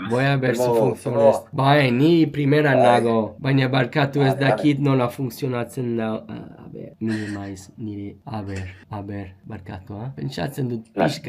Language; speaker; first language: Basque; non-native, learner; English